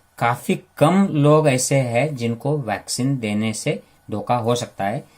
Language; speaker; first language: Hindi; non-native, local second language; Marathi